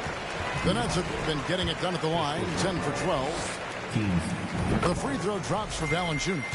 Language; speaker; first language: English; native; English